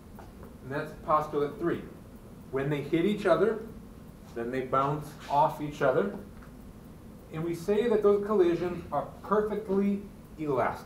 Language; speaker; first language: English; native; English